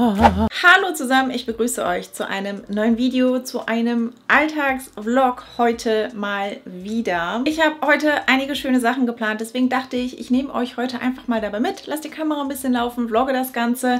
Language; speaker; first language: German; native; German